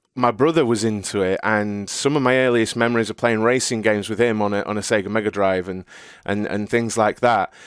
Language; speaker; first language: English; native; English